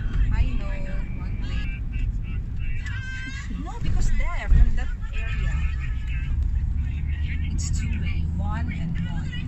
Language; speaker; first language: English; non-native, local second language; Filipino